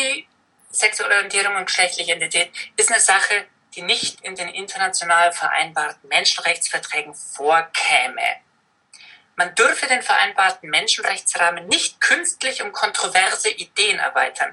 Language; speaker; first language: German; native; German